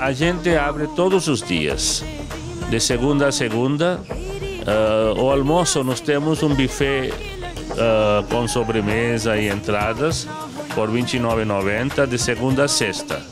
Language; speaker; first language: Portuguese; non-native, fluent; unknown